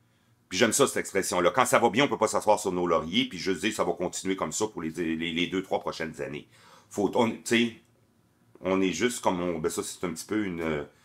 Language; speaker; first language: French; native; French